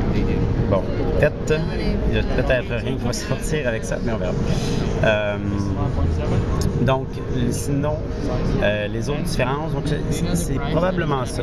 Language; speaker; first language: French; native; French